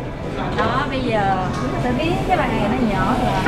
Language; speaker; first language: Korean; non-native, fluent; Vietnamese